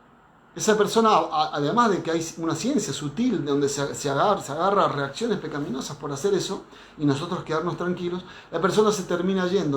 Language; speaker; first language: Spanish; native; Spanish